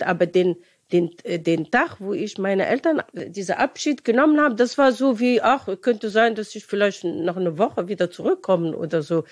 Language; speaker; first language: German; non-native, fluent; Arabic